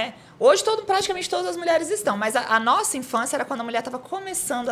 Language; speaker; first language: Portuguese; native; Portuguese